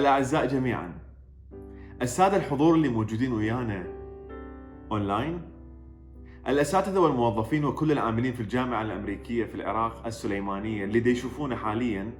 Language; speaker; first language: Arabic; native; Arabic